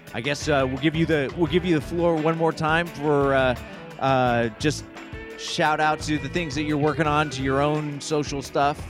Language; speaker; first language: English; native; English